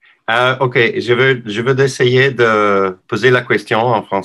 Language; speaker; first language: French; non-native, learner; English